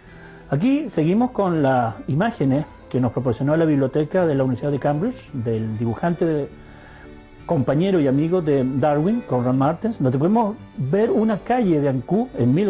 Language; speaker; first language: Spanish; native; Spanish